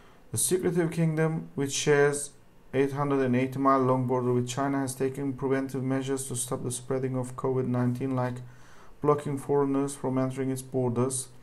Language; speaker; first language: English; non-native, fluent; Turkish